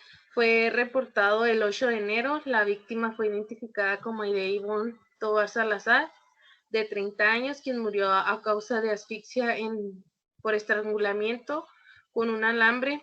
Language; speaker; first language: Spanish; native; Spanish